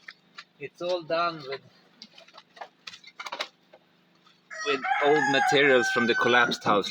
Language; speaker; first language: English; non-native, fluent; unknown